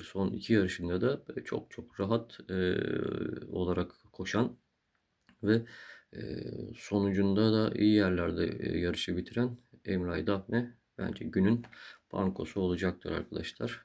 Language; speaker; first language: Turkish; native; Turkish